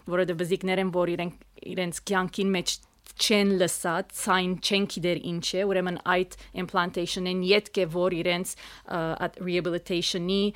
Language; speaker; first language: Armenian; early bilingual, heritage; Armenian